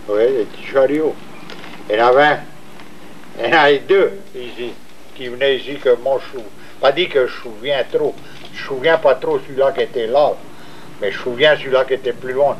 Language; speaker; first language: French; native; French